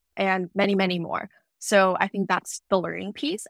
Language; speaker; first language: English; non-native, fluent; Vietnamese